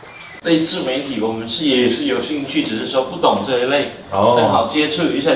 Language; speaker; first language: Chinese; native; Chinese